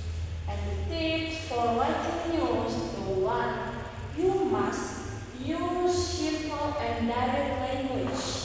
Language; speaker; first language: English; non-native, learner; Indonesian